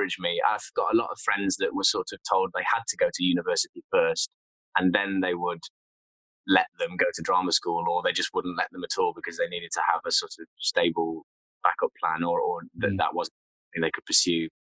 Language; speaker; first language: English; native; English